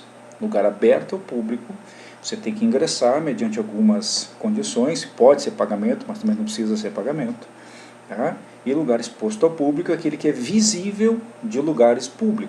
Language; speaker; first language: Portuguese; native; Portuguese